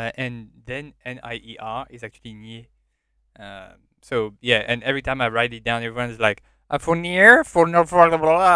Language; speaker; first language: English; non-native, fluent; French